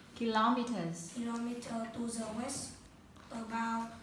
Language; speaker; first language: English; non-native, learner; Vietnamese